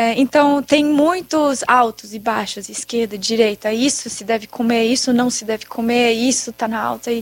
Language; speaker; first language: Portuguese; non-native, fluent; German